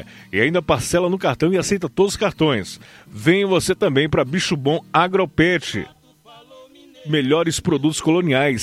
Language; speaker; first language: Portuguese; native; Portuguese